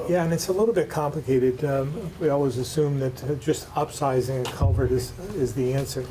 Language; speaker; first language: English; native; English